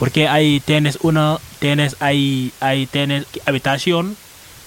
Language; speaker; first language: Spanish; non-native, learner; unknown